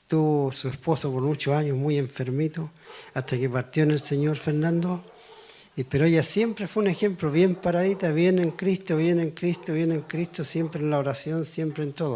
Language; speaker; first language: Spanish; native; Spanish